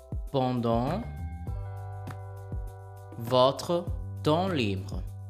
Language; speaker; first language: French; non-native, fluent; Portuguese